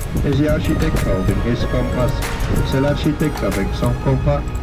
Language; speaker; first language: French; non-native, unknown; Dutch